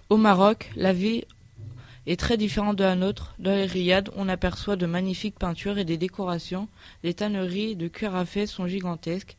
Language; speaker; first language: French; native; French